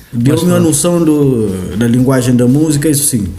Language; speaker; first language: Portuguese; non-native, local second language; Kabuverdianu